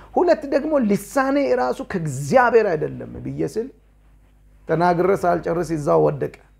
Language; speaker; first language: Amharic; non-native, local second language; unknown